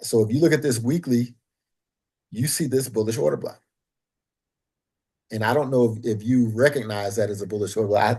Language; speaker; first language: English; native; English